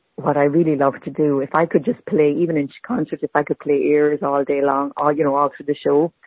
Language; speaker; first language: English; native; English